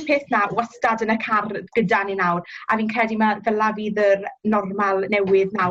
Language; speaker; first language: Welsh; native; Welsh